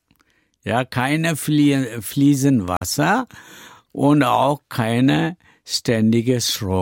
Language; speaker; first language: German; non-native, learner; Tamil